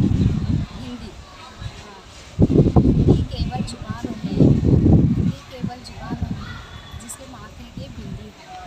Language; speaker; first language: Hindi; non-native, fluent; Telugu